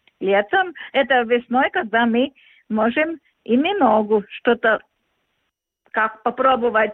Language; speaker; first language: Russian; non-native, local second language; Latvian